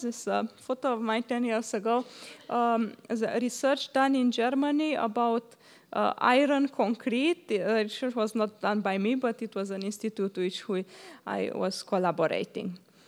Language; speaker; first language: English; non-native, fluent; Romanian